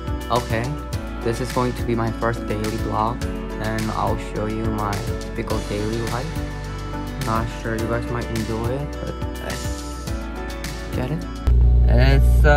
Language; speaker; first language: English; non-native, fluent; Korean